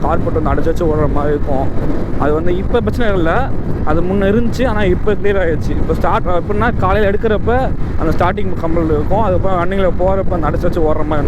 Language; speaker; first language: Tamil; native; Tamil